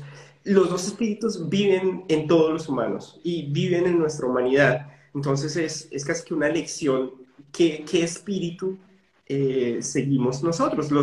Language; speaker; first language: Spanish; native; Spanish